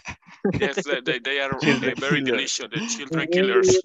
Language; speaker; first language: English; non-native, learner; Spanish